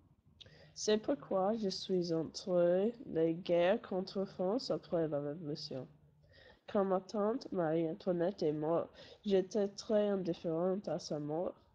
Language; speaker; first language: French; non-native, learner; English